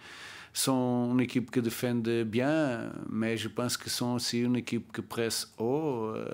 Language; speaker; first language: French; non-native, learner; Portuguese